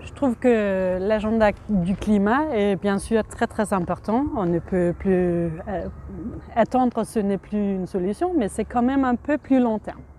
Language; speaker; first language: French; non-native, fluent; Danish